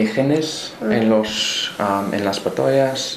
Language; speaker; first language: Spanish; non-native, learner; English